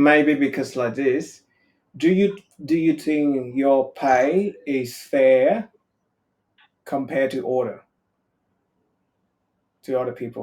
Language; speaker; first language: English; non-native, fluent; Vietnamese